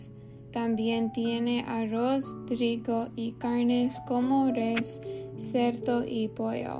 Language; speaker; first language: Spanish; non-native, learner; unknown